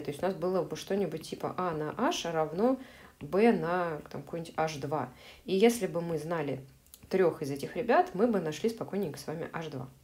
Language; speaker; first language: Russian; native; Russian